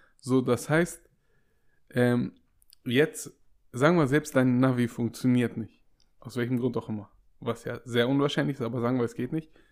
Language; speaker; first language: German; native; German